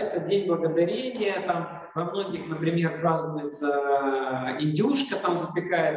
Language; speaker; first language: Russian; native; Russian